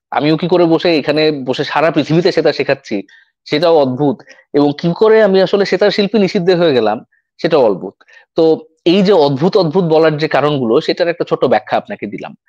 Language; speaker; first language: Bangla; native; Bangla